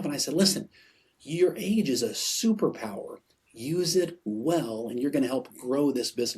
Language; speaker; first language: English; native; English